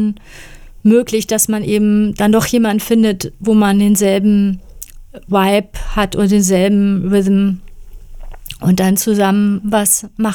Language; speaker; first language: German; native; German